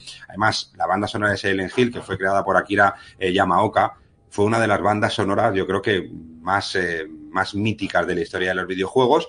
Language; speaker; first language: Spanish; native; Spanish